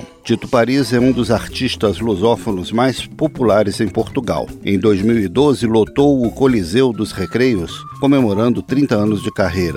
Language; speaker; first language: Portuguese; native; Portuguese